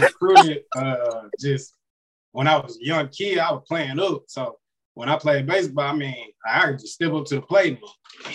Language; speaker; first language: English; native; English